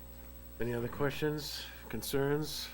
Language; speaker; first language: English; native; English